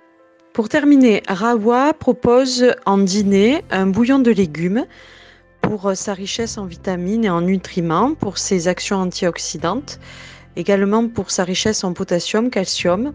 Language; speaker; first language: French; native; French